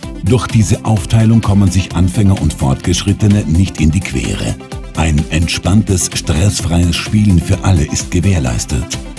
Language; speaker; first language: German; native; German